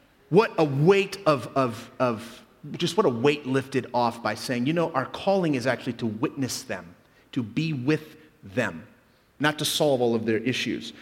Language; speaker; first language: English; native; English